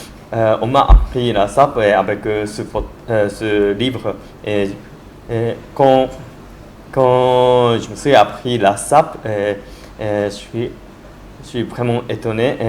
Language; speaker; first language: French; non-native, learner; Japanese